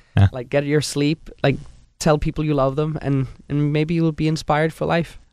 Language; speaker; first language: English; non-native, fluent; Danish